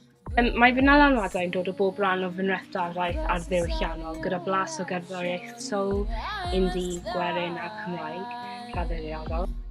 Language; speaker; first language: Welsh; non-native, local second language; English